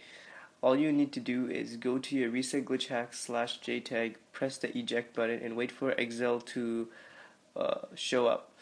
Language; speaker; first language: English; native; English